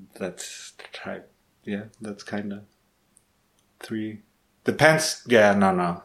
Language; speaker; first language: English; non-native, learner; Spanish